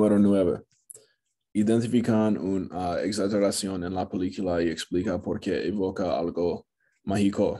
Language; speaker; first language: Spanish; non-native, learner; English